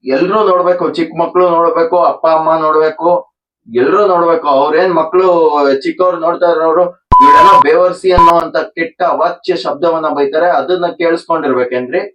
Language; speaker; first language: Kannada; native; Kannada